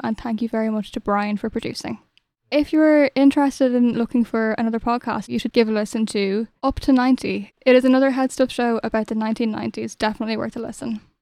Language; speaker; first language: English; native; English